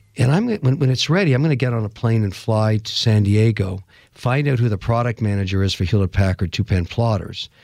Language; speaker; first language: English; native; English